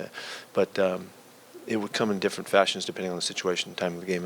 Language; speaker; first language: English; native; English